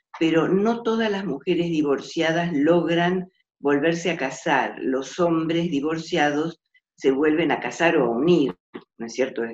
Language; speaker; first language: Spanish; native; Spanish